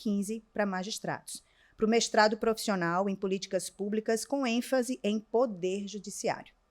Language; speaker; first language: Portuguese; native; Portuguese